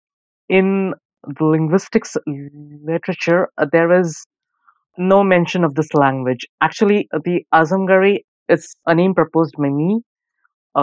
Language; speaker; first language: English; non-native, local second language; Urdu